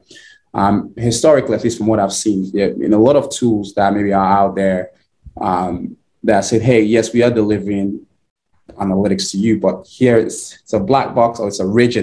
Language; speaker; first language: English; non-native, local second language; Igbo